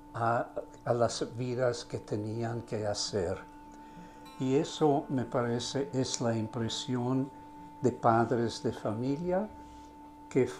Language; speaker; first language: Spanish; non-native, fluent; German